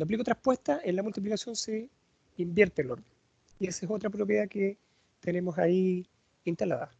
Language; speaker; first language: Spanish; native; Spanish